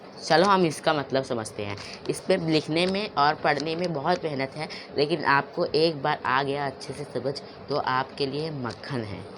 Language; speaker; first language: Hindi; non-native, local second language; Urdu